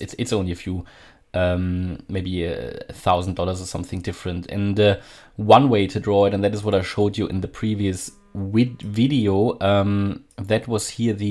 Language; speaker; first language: English; non-native, fluent; German